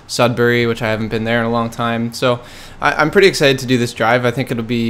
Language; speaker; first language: English; native; English